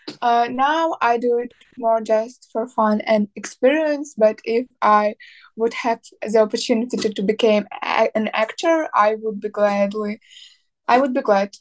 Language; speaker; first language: English; non-native, learner; Ukrainian